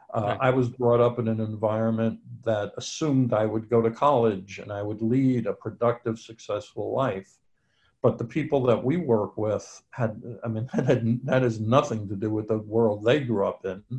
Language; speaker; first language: English; native; English